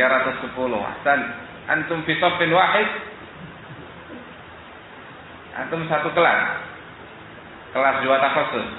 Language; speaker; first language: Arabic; non-native, fluent; Indonesian